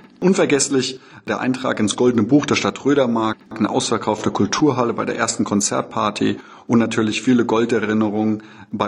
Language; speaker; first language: German; native; German